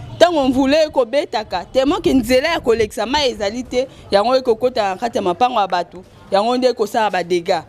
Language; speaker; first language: Lingala; native; Lingala